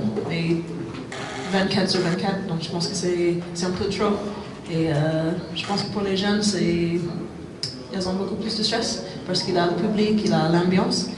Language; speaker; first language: French; non-native, fluent; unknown